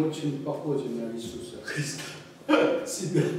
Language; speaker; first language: Russian; non-native, learner; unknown